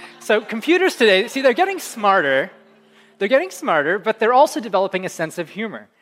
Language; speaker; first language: English; early bilingual, other home language; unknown